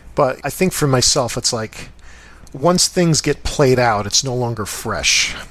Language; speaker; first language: English; native; English